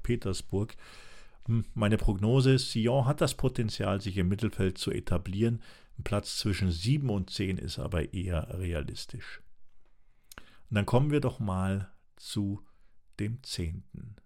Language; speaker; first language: German; native; German